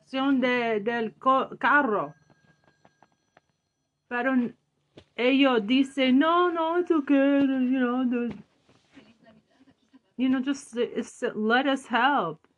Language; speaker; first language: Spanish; non-native, learner; English